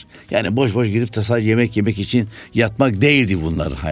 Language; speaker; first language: Turkish; non-native, local second language; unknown